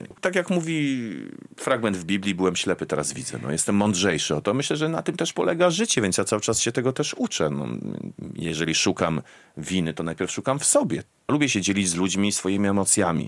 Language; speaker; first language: Polish; native; Polish